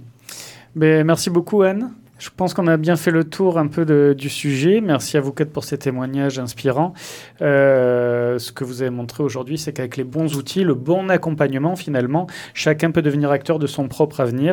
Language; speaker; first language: French; native; French